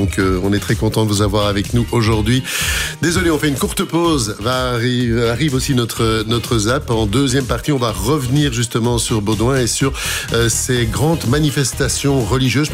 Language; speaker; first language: French; native; French